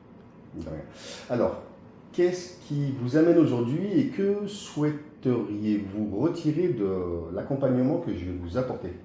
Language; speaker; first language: French; native; French